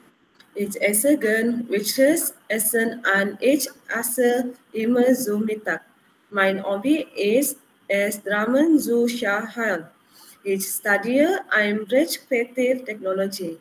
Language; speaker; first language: German; non-native, learner; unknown